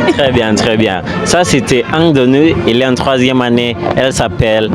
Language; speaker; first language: French; non-native, fluent; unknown